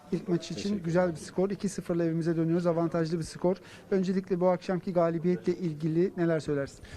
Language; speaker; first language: Turkish; native; Turkish